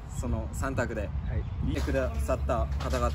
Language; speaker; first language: Japanese; native; Japanese